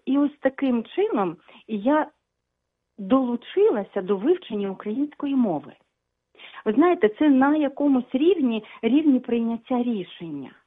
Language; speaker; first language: Ukrainian; non-native, local second language; Russian